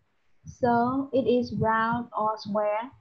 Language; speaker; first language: English; non-native, fluent; Vietnamese